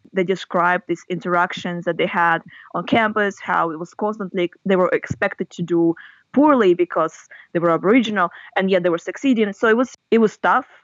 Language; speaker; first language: English; non-native, fluent; Russian